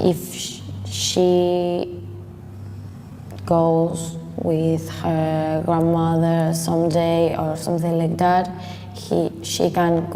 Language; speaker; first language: English; non-native, learner; Spanish